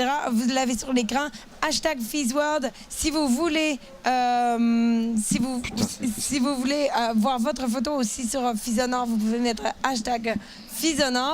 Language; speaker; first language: French; native; French